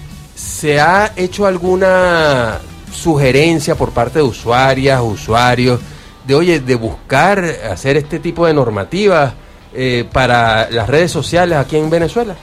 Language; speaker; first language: Spanish; native; Spanish